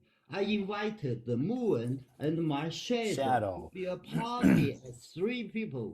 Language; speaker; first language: English; non-native, learner; Chinese